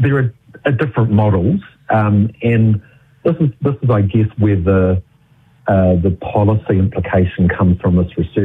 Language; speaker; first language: English; native; English